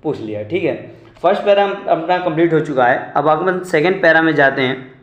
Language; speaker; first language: Hindi; non-native, local second language; Marathi